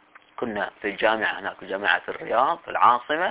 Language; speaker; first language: Arabic; native; Arabic